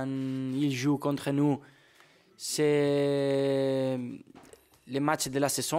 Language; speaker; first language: French; non-native, fluent; Spanish